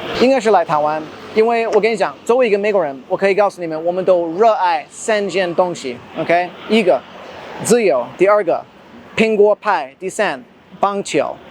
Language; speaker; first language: Chinese; non-native, fluent; English